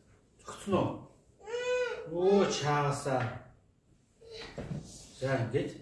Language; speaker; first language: Mongolian; native; Mongolian